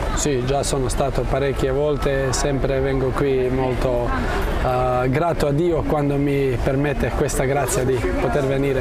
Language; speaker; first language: Italian; non-native, fluent; Croatian